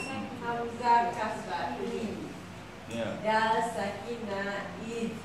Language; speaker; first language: Arabic; non-native, learner; Malay